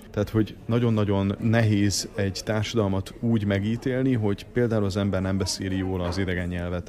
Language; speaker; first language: Hungarian; native; Hungarian